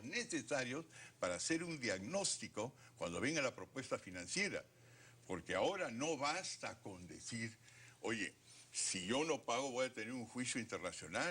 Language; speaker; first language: Spanish; native; Spanish